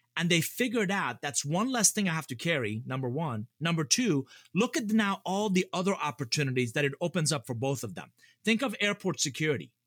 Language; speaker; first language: English; early bilingual, other home language; Persian